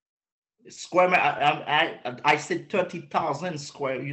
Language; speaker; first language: English; non-native, learner; Haitian Creole